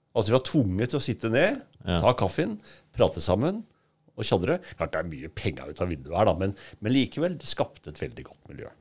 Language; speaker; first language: Norwegian; native; Norwegian